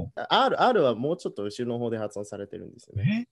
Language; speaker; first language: Japanese; non-native, fluent; German